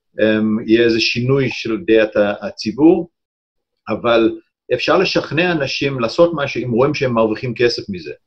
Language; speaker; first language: Hebrew; non-native, fluent; English